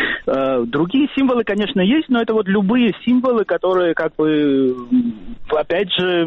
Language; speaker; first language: Russian; non-native, fluent; Georgian